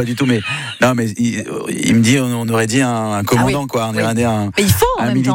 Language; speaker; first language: French; native; French